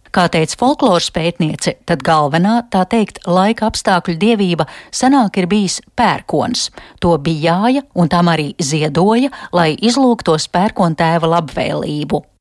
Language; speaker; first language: Latvian; native; Latvian